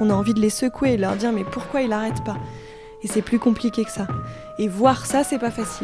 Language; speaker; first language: French; native; French